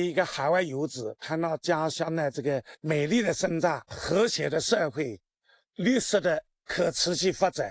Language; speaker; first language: Chinese; native; Chinese